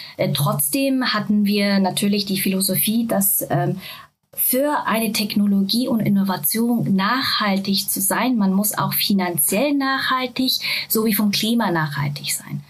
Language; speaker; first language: German; non-native, fluent; Japanese